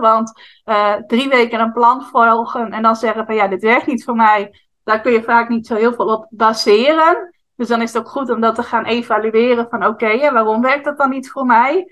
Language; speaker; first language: Dutch; native; Dutch